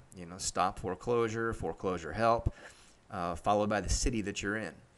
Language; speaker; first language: English; native; English